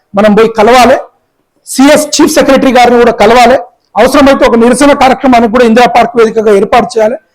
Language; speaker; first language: Telugu; non-native, local second language; Lambadi